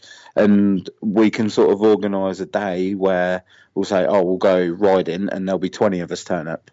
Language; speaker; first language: English; native; English